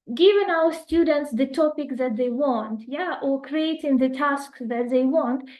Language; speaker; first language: English; non-native, fluent; Ukrainian